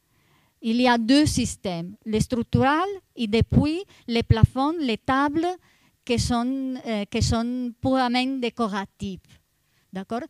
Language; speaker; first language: French; non-native, fluent; Italian